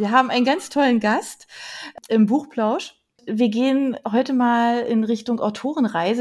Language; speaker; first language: German; native; German